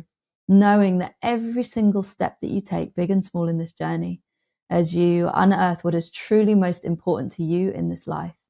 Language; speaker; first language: English; native; English